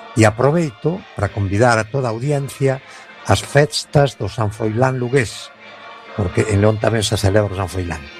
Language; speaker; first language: Galician; native; Galician